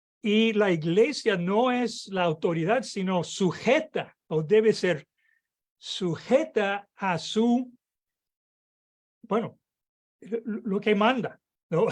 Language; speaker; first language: Spanish; non-native, fluent; English